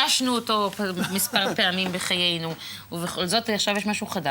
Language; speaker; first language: Hebrew; native; Hebrew